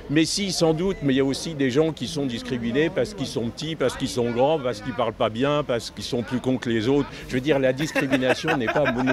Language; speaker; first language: French; native; French